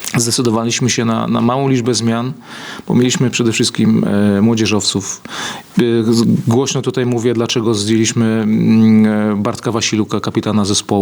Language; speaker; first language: Polish; native; Polish